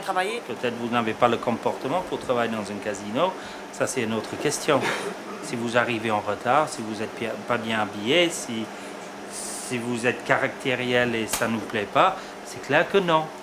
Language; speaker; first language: French; non-native, fluent; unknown